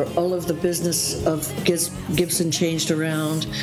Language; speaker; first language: English; native; English